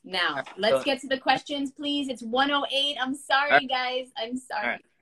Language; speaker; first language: English; native; English